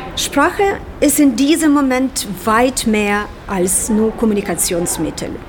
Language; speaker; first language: German; non-native, fluent; Ukrainian